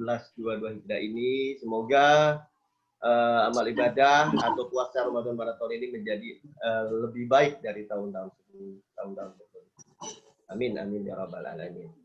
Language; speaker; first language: Indonesian; native; Indonesian